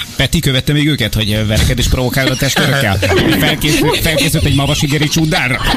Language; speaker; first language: Hungarian; native; Hungarian